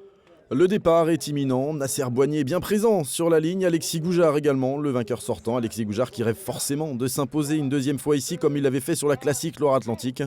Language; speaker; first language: French; native; French